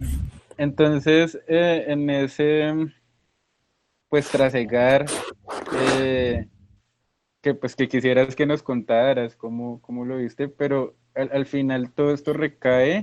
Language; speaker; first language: Spanish; native; Spanish